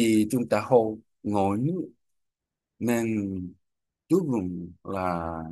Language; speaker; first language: Vietnamese; non-native, learner; Korean